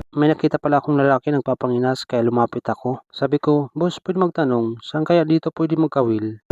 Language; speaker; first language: Filipino; non-native, local second language; Waray